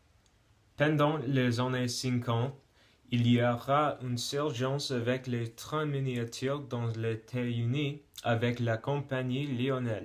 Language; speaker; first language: French; non-native, learner; English